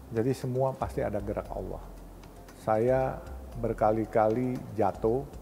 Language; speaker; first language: Indonesian; native; Indonesian